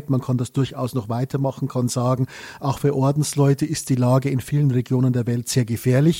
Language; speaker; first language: German; native; German